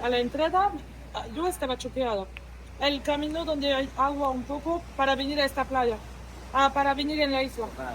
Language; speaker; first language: Spanish; non-native, learner; French